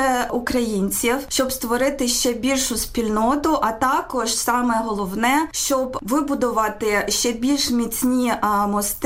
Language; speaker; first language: Ukrainian; native; Ukrainian